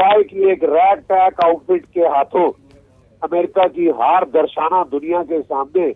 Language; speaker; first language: Hindi; native; Hindi